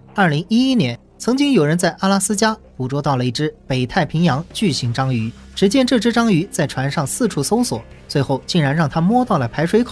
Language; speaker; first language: Chinese; native; Chinese